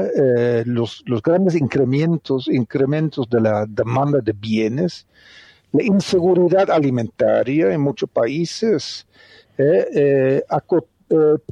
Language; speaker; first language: Spanish; non-native, fluent; Dutch